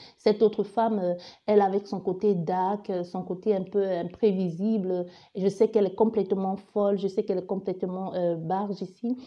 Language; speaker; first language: French; native; French